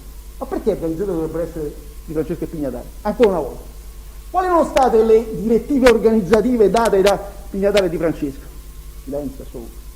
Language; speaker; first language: Italian; native; Italian